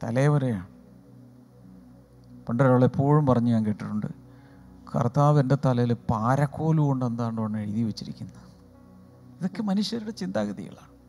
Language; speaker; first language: Malayalam; native; Malayalam